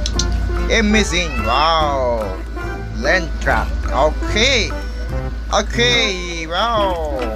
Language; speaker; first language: English; non-native, learner; Khmer